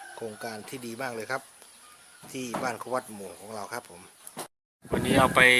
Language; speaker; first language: Thai; native; Thai